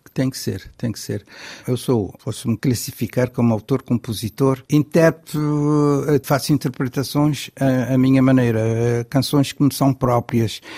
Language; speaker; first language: Portuguese; non-native, local second language; Kabuverdianu